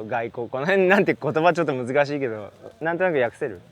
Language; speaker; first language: Japanese; native; Japanese